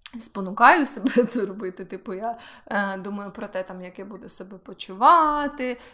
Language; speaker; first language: Ukrainian; native; Ukrainian